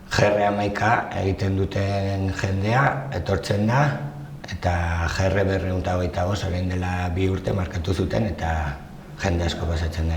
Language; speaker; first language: Basque; non-native, local second language; Spanish